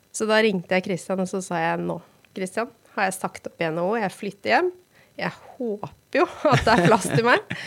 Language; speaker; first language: Norwegian; native; Norwegian